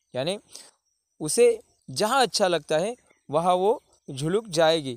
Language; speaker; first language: Hindi; non-native, local second language; Marathi